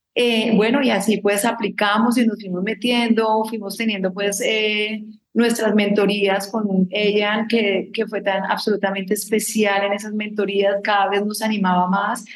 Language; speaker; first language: Spanish; native; Spanish